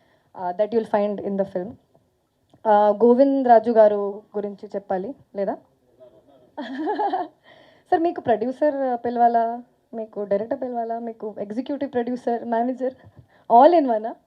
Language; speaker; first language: Telugu; non-native, fluent; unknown